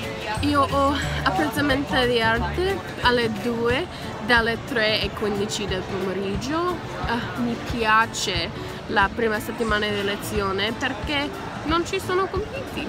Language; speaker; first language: Italian; non-native, learner; English